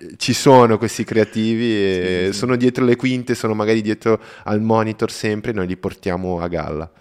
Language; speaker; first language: Italian; non-native, fluent; Portuguese